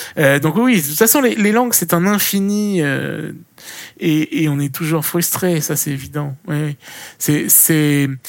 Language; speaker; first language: French; native; French